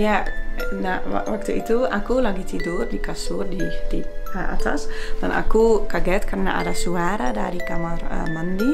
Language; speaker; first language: Indonesian; non-native, fluent; Dutch